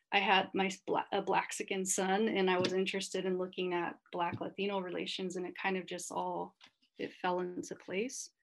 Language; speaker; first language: English; native; English